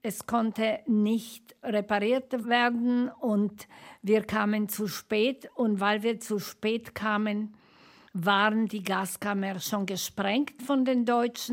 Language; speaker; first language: German; non-native, fluent; Slovak